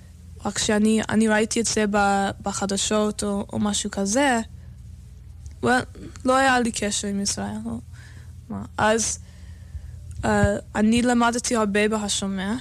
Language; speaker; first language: Hebrew; non-native, learner; English